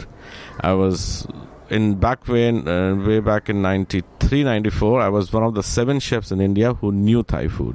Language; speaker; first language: English; non-native, local second language; Hindi